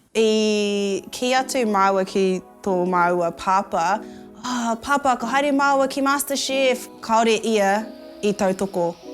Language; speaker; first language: Māori; non-native, local second language; English